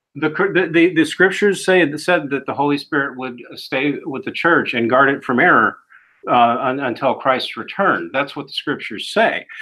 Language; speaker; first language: English; native; English